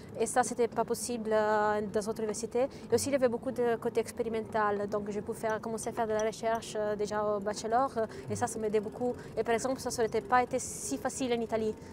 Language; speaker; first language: French; non-native, fluent; Italian